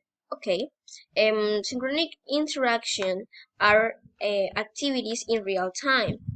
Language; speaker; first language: English; non-native, learner; Spanish